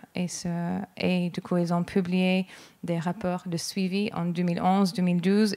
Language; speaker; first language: French; non-native, fluent; English